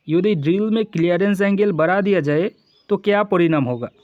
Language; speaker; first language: Hindi; non-native, local second language; Bangla